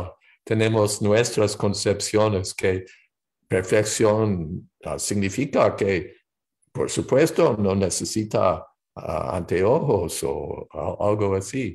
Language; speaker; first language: Spanish; non-native, fluent; English